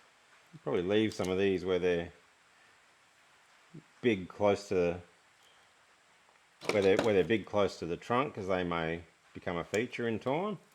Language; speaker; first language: English; native; English